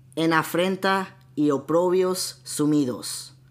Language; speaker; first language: Spanish; early bilingual, heritage; Spanish